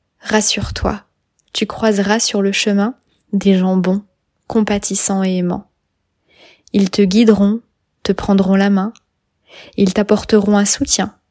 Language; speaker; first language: French; native; French